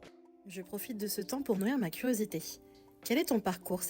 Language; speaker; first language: French; native; French